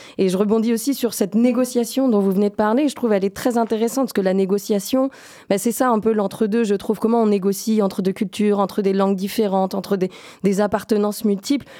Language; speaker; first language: French; native; French